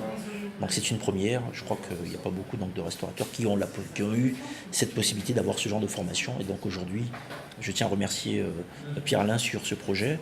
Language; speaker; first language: French; native; French